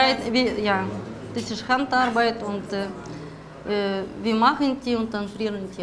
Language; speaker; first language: German; non-native, fluent; Russian